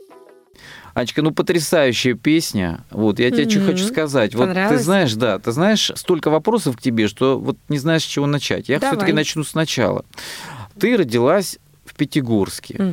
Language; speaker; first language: Russian; native; Russian